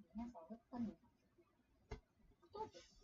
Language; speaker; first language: Russian; non-native, learner; English